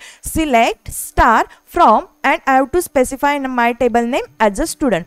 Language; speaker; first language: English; non-native, local second language; Marathi